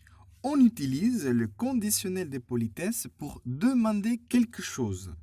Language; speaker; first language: French; non-native, fluent; Spanish